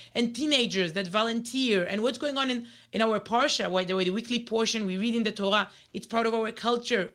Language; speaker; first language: English; non-native, fluent; Hebrew